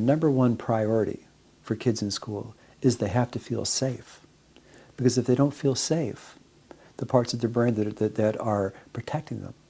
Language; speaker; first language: English; native; English